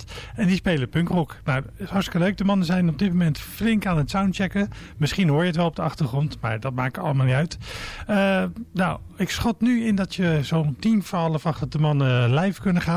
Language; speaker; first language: Dutch; native; Dutch